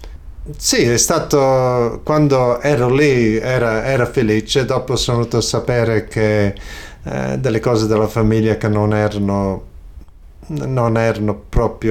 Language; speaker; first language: Italian; early bilingual, other home language; Friulian